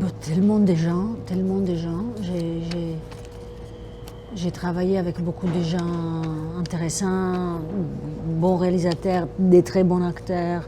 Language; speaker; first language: French; non-native, fluent; Italian